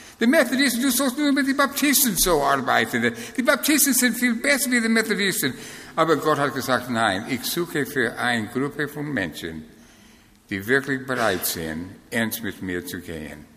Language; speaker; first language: German; non-native, fluent; English